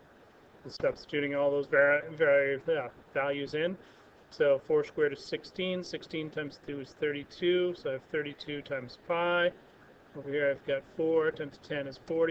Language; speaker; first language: English; native; English